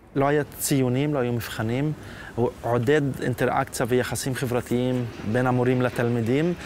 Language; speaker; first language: Hebrew; non-native, local second language; Arabic